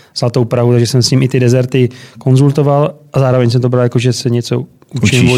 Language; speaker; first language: Czech; native; Czech